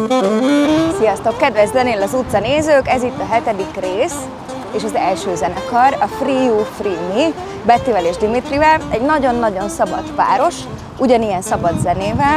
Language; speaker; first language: Hungarian; native; Hungarian